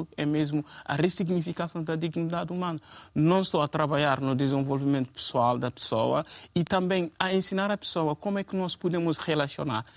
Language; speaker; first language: Portuguese; non-native, fluent; Fula